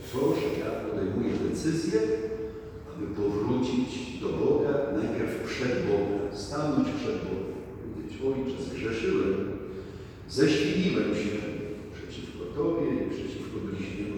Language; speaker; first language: Polish; native; Polish